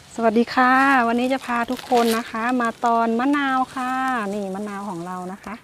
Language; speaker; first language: Thai; native; Thai